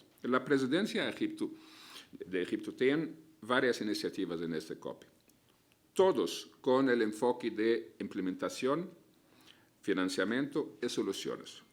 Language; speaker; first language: Spanish; non-native, fluent; Arabic